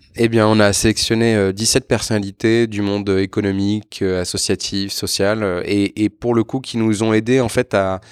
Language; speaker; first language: French; native; French